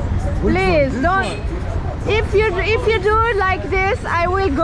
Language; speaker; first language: English; non-native, learner; Turkish